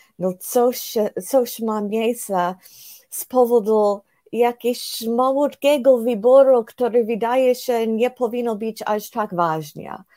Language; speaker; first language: Polish; non-native, fluent; English